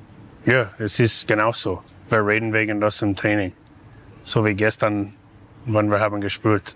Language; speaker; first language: German; non-native, fluent; English